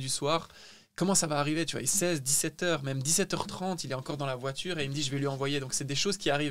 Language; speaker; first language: French; native; French